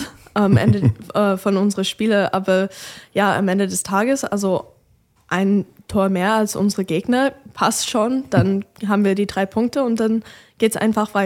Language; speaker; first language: German; non-native, fluent; English